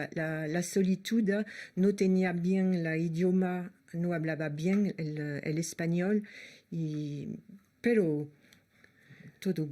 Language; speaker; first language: Spanish; non-native, learner; French